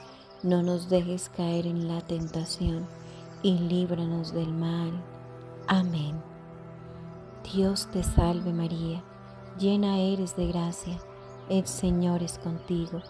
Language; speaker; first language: Spanish; native; Spanish